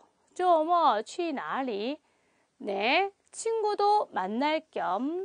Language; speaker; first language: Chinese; non-native, fluent; Korean